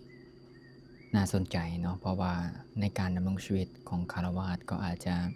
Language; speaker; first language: Thai; non-native, local second language; Northeastern Thai